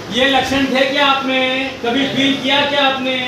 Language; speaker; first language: Hindi; non-native, local second language; Marathi